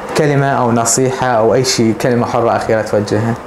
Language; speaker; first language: Arabic; native; Arabic